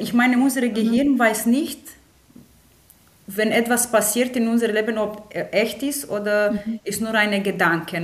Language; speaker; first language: German; non-native, fluent; Romanian